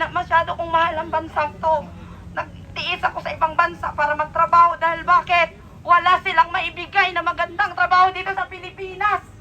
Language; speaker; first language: Filipino; native; Filipino